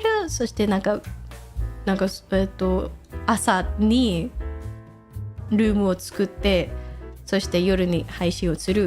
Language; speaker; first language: Japanese; non-native, fluent; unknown